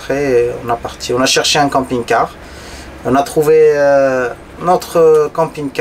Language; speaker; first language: French; non-native, local second language; Arabic